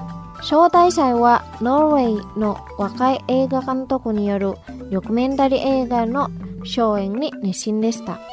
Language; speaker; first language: Japanese; non-native, fluent; Indonesian